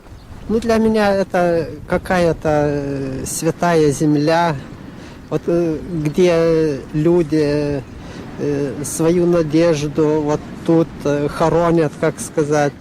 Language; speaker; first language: Russian; non-native, local second language; Lithuanian